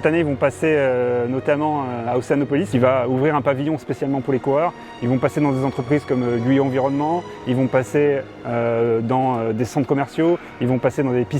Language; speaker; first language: French; native; French